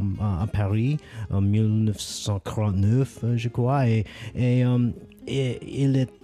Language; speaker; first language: French; non-native, learner; English